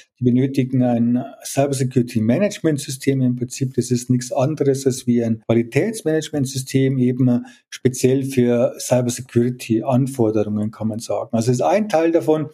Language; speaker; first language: German; native; German